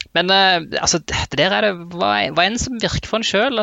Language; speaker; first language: Norwegian; native; Norwegian